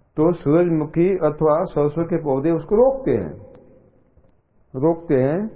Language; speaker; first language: Hindi; non-native, local second language; Marathi